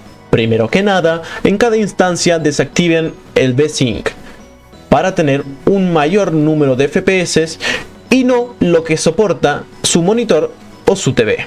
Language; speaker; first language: Spanish; native; Spanish